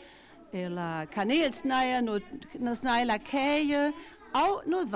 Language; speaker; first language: Danish; non-native, local second language; German